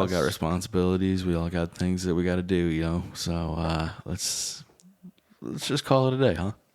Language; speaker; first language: English; native; English